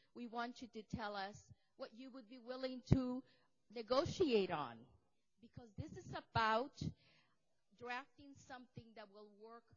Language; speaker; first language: English; native; English